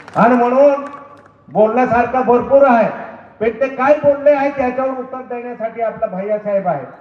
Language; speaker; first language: Marathi; non-native, local second language; Bhili